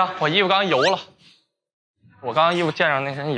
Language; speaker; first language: Chinese; native; Chinese